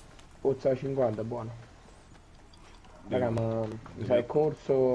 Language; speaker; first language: Italian; native; Italian